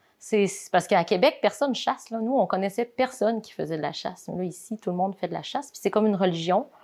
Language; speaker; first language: French; native; French